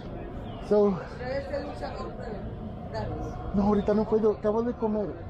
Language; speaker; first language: Spanish; non-native, fluent; English